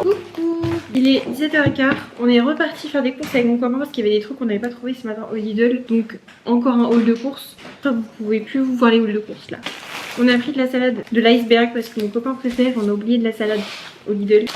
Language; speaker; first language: French; native; French